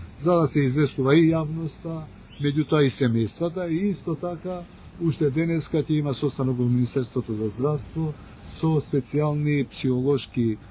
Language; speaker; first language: Macedonian; non-native, local second language; Albanian